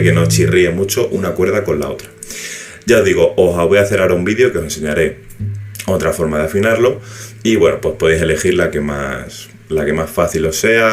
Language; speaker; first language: Spanish; native; Spanish